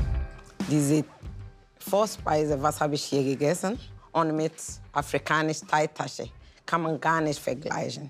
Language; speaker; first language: German; non-native, learner; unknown